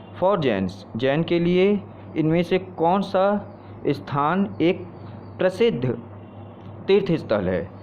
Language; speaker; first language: Hindi; native; Hindi